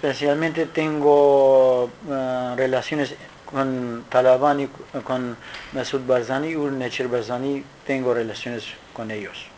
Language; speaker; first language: Spanish; non-native, learner; Kurdish